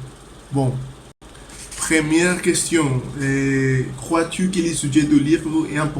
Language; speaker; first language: French; non-native, learner; Spanish